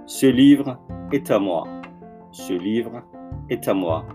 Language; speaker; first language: French; non-native, learner; Turkish